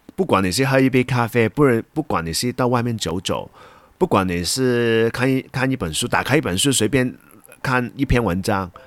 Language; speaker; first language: Chinese; non-native, local second language; Cantonese